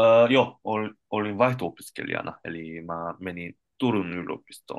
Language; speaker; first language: Finnish; non-native, fluent; Korean